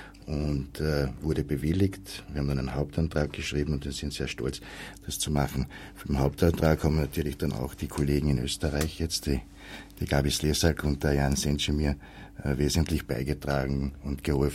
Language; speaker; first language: German; native; German